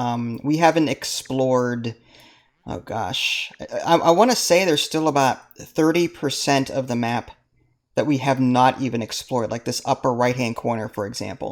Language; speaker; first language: English; native; English